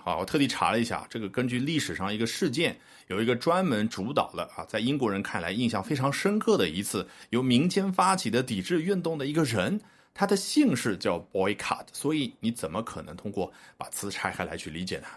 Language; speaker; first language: Chinese; native; Chinese